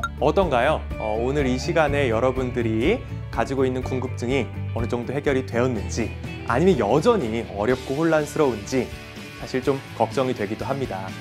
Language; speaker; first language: Korean; native; Korean